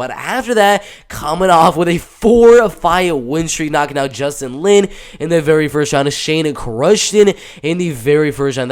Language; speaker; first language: English; native; English